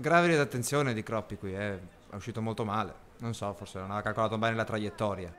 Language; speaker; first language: Italian; native; Italian